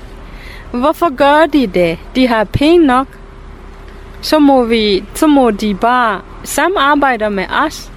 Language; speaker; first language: Danish; non-native, fluent; Burmese